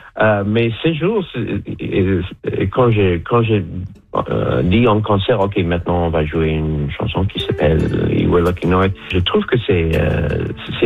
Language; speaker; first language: French; non-native, local second language; English